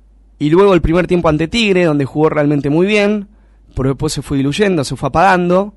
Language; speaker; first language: Spanish; native; Spanish